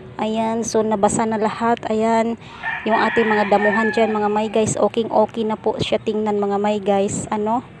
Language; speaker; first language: Filipino; non-native, local second language; Cebuano